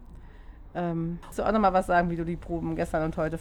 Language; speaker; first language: German; native; German